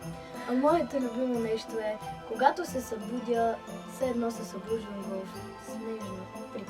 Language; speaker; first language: Bulgarian; native; Bulgarian